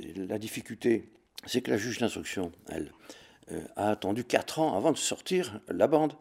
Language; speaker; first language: French; native; French